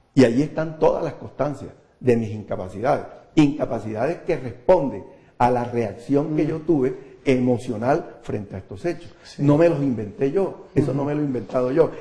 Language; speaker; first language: Spanish; native; Spanish